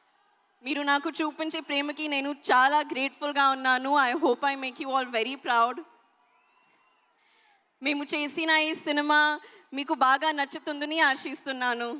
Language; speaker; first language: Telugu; non-native, learner; Hindi